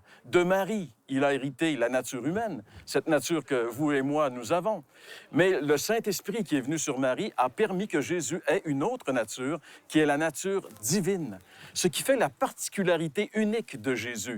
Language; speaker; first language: French; native; French